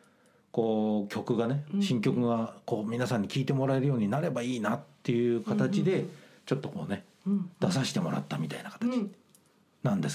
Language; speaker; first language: Japanese; native; Japanese